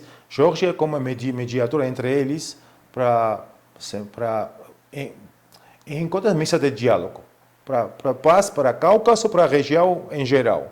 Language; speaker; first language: Portuguese; non-native, fluent; Georgian